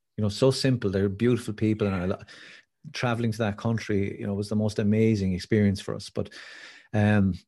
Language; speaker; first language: English; native; English